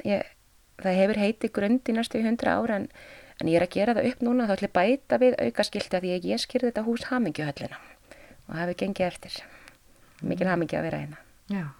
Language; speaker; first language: Icelandic; native; Icelandic